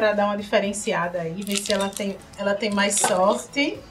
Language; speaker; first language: Portuguese; native; Portuguese